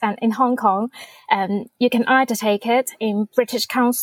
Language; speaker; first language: English; non-native, fluent; Chinese